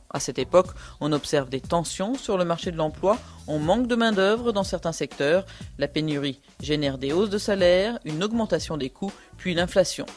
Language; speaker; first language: French; native; French